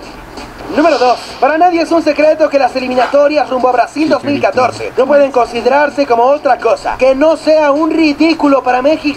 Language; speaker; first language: Spanish; native; Spanish